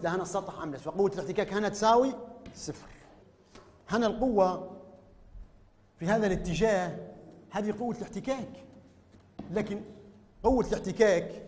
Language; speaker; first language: Arabic; native; Arabic